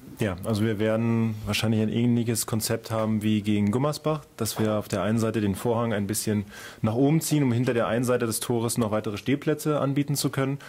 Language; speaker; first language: German; native; German